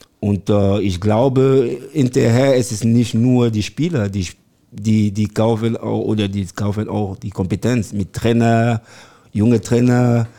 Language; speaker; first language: German; non-native, learner; French